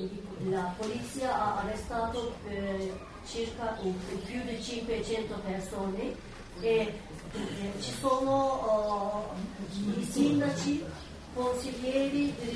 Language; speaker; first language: Italian; non-native, learner; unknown